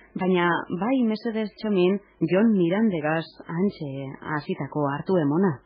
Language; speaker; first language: Basque; native; Basque